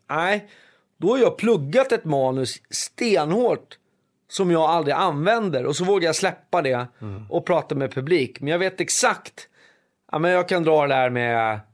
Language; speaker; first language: Swedish; native; Swedish